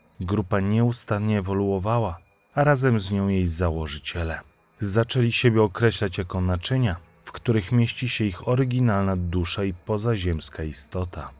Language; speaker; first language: Polish; native; Polish